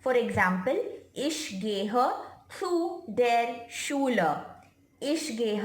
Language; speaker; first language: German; non-native, fluent; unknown